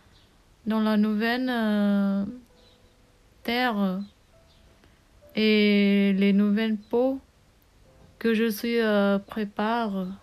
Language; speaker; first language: French; non-native, learner; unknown